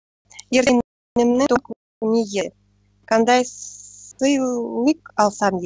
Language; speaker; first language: Kazakh; non-native, learner; Russian